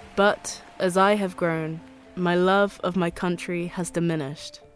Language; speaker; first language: English; native; English